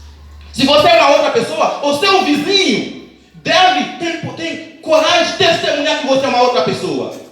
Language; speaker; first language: Portuguese; non-native, learner; Haitian Creole